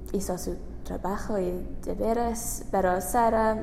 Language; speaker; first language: Spanish; non-native, learner; English